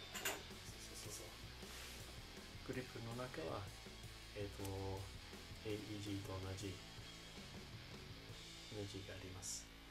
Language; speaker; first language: Japanese; non-native, learner; English